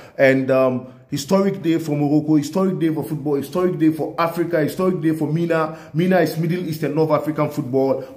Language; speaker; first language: English; non-native, local second language; Hausa